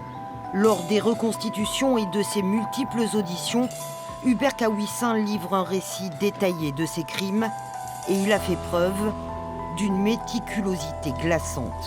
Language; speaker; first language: French; native; French